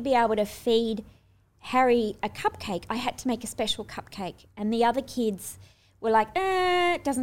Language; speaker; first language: English; native; English